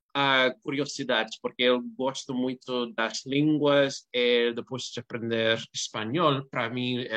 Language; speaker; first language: Portuguese; non-native, learner; English